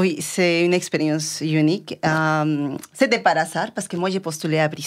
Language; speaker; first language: French; non-native, fluent; Spanish